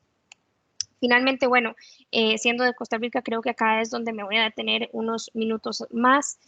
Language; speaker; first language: Spanish; native; Spanish